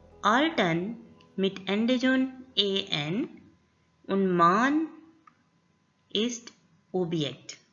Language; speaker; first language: German; non-native, learner; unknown